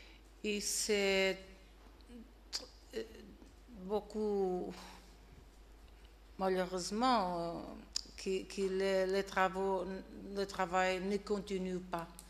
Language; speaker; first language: French; non-native, learner; Portuguese